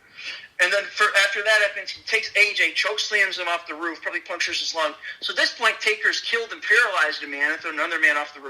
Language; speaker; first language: English; native; English